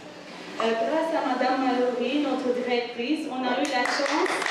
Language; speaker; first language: French; non-native, fluent; Armenian